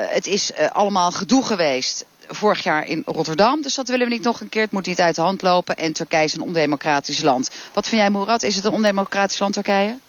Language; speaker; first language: Dutch; native; Dutch